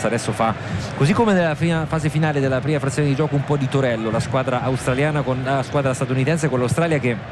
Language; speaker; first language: Italian; native; Italian